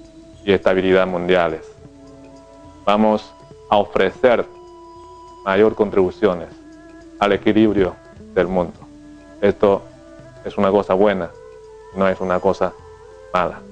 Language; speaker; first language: Spanish; non-native, fluent; Chinese